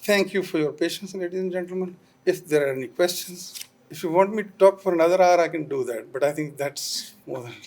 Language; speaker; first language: English; non-native, local second language; Urdu